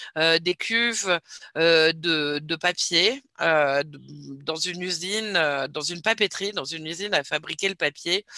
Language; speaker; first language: French; native; French